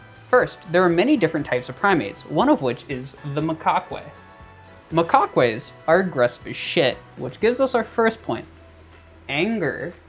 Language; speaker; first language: English; native; English